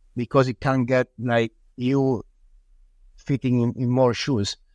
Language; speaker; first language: English; non-native, fluent; Italian